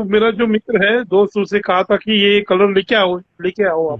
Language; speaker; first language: Hindi; non-native, fluent; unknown